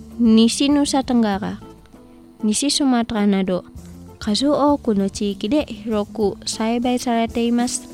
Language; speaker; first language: Japanese; non-native, fluent; Indonesian